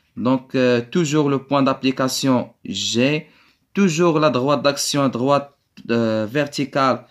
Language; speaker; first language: French; non-native, local second language; Arabic